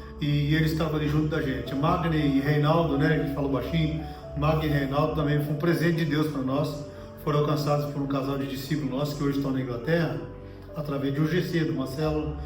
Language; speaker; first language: Portuguese; native; Portuguese